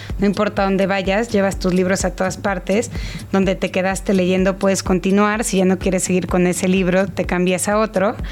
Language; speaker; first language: Spanish; native; Spanish